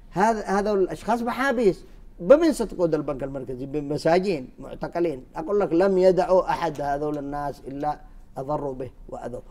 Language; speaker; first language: Arabic; native; Arabic